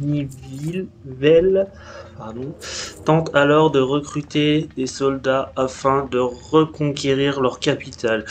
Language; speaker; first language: French; native; French